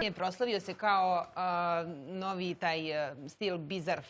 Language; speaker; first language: Bosnian; native; Bosnian